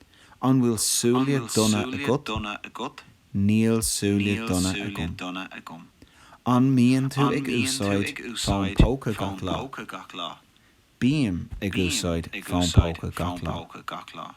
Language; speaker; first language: Irish; non-native, local second language; English